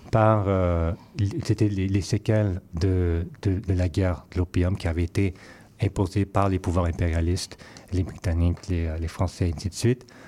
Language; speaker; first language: French; non-native, fluent; English